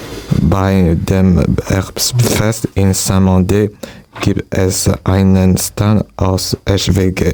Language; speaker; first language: German; non-native, learner; French